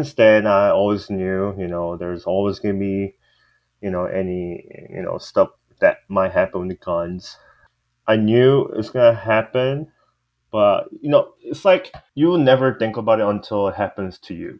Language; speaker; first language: English; native; English